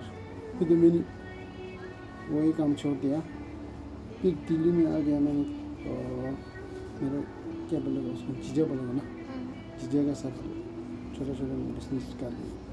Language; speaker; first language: Hindi; non-native, learner; Tibetan